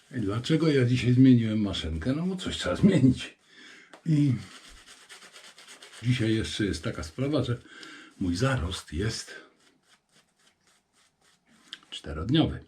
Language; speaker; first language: Polish; native; Polish